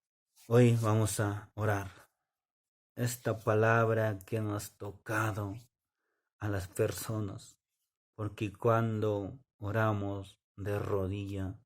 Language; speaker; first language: Spanish; non-native, local second language; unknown